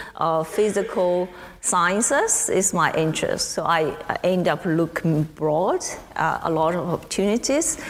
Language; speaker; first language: English; non-native, fluent; Chinese